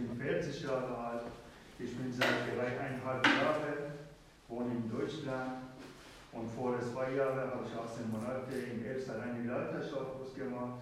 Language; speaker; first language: German; non-native, fluent; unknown